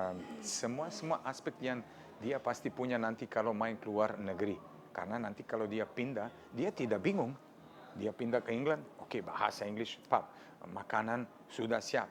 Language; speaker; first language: Indonesian; non-native, fluent; Serbian